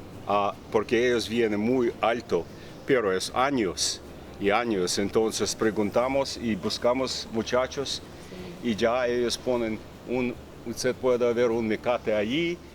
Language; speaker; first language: Spanish; non-native, learner; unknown